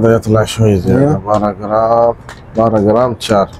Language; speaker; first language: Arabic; non-native, learner; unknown